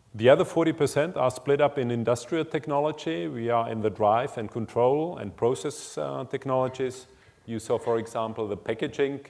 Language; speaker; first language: English; non-native, fluent; German